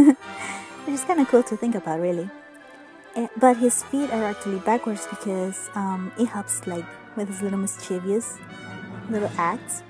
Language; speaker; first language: English; non-native, fluent; Spanish